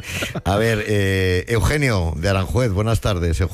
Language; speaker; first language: Spanish; native; Spanish